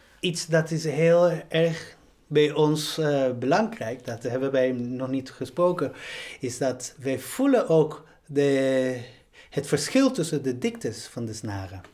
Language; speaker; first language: Dutch; non-native, fluent; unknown